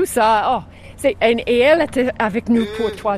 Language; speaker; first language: French; non-native, fluent; English